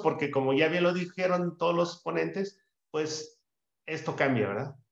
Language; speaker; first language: Spanish; native; Spanish